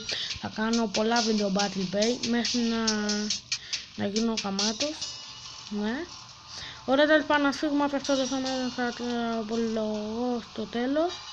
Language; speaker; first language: Greek; native; Greek